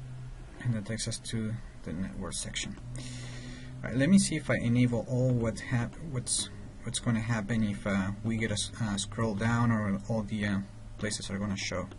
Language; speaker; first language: English; non-native, fluent; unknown